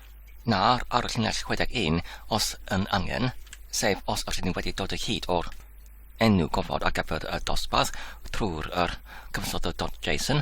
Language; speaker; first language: Welsh; non-native, learner; Polish